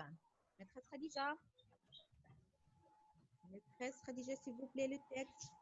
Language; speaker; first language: French; non-native, local second language; Arabic